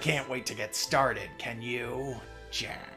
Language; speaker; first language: English; native; English